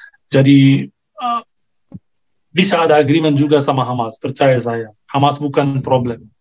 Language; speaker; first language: Indonesian; non-native, fluent; Arabic